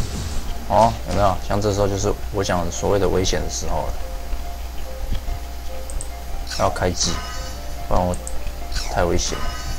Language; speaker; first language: Chinese; native; Chinese